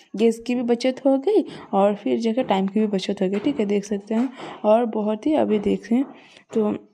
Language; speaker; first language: Hindi; non-native, local second language; Bangla